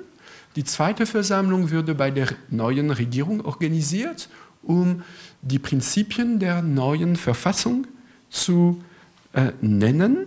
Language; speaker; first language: German; non-native, fluent; French